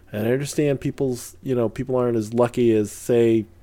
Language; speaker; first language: English; early bilingual, other home language; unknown